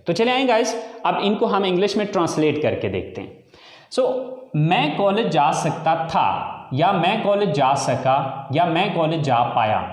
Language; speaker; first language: Urdu; native; Urdu